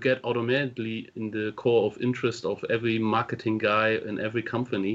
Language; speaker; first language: English; non-native, fluent; German